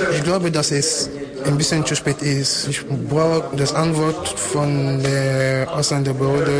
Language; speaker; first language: German; non-native, fluent; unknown